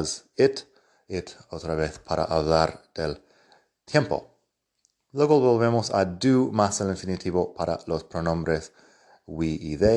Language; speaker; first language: Spanish; non-native, fluent; English